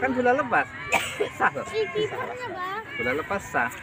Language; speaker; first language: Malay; non-native, local second language; Javanese